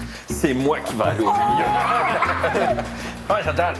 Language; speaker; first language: French; native; French